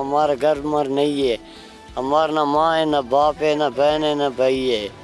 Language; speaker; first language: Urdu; non-native, learner; Pashto